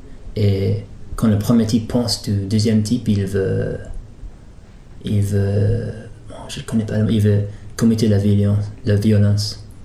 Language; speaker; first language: French; early bilingual, heritage; English